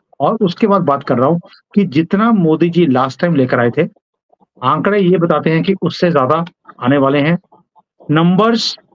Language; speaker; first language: Hindi; native; Hindi